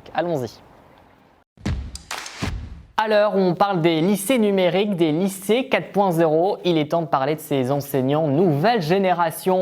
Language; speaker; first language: French; native; French